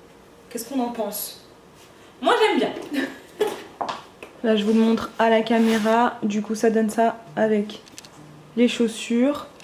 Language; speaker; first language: French; native; French